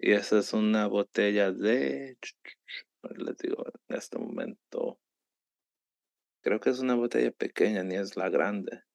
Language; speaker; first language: Spanish; early bilingual, heritage; Spanish